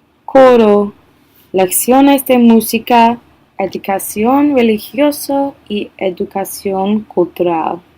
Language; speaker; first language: Spanish; non-native, learner; English